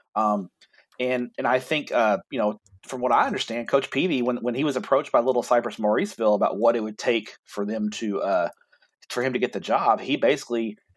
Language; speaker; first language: English; native; English